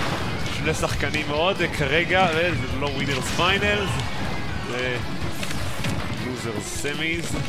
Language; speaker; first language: Hebrew; native; Hebrew